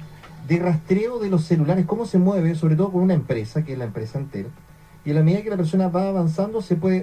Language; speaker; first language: Spanish; native; Spanish